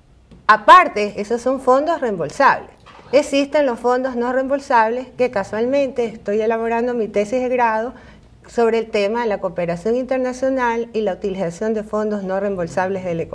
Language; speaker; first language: Spanish; native; Spanish